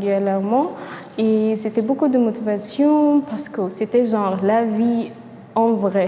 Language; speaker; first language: French; non-native, fluent; Arabic